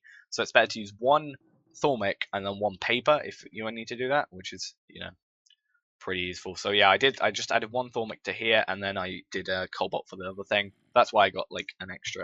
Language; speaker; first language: English; native; English